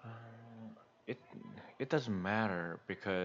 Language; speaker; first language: English; non-native, learner; Korean